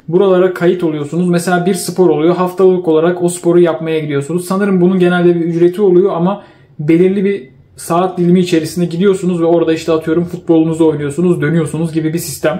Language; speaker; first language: Turkish; native; Turkish